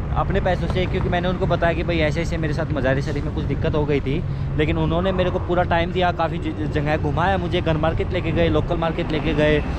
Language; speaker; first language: Hindi; native; Hindi